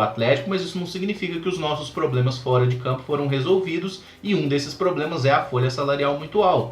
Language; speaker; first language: Portuguese; native; Portuguese